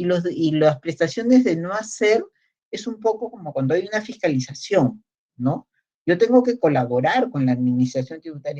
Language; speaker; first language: Spanish; native; Spanish